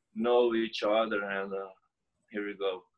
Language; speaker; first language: English; non-native, learner; Portuguese